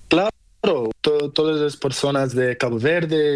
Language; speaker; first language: Spanish; non-native, learner; Portuguese